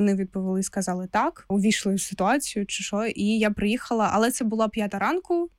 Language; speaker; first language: Ukrainian; non-native, local second language; Russian